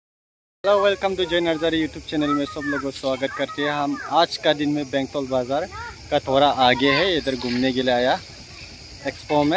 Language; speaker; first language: Hindi; non-native, local second language; Bodo